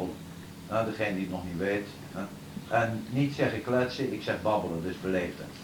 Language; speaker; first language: Dutch; native; Dutch